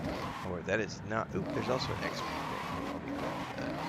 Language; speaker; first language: English; native; English